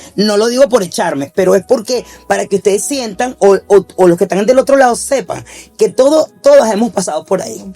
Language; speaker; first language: Spanish; native; Spanish